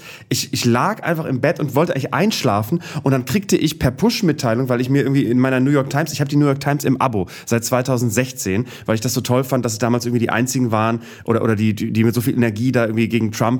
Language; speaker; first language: German; native; German